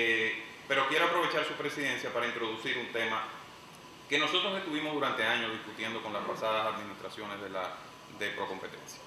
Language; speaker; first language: Spanish; native; Spanish